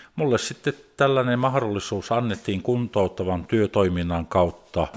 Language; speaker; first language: Finnish; early bilingual, heritage; Finnish